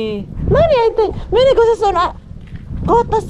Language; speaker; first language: Finnish; non-native, learner; Filipino